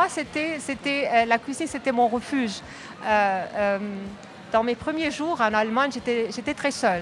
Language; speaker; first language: French; non-native, local second language; Arabic